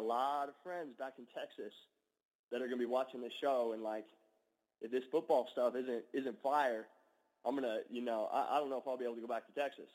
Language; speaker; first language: English; native; English